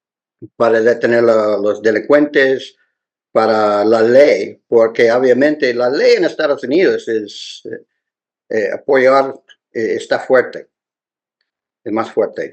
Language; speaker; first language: Spanish; non-native, learner; English